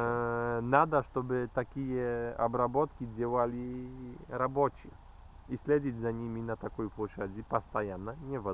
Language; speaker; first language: Russian; non-native, fluent; Polish